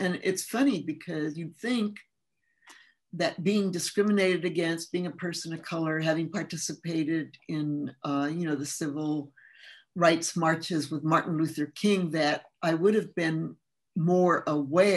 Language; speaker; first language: English; early bilingual, other home language; Spanish